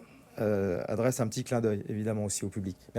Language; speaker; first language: French; native; French